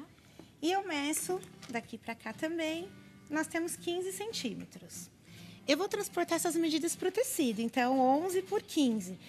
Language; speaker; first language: Portuguese; native; Portuguese